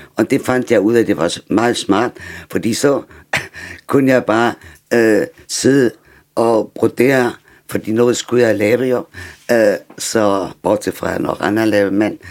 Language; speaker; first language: Danish; non-native, fluent; German